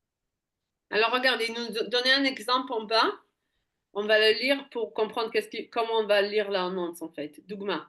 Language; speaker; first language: French; non-native, fluent; Hebrew